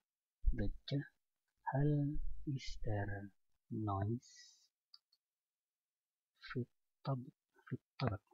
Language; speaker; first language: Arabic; non-native, learner; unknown